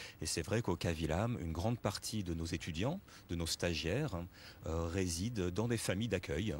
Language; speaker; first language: French; native; French